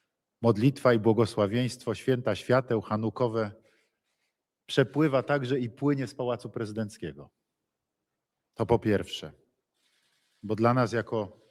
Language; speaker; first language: Polish; native; Polish